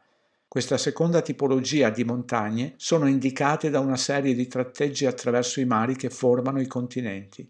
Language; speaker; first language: Italian; native; Italian